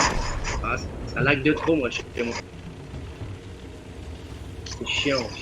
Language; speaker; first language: French; native; French